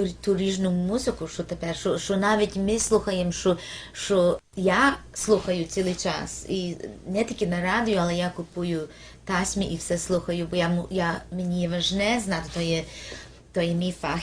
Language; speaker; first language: Ukrainian; early bilingual, heritage; Ukrainian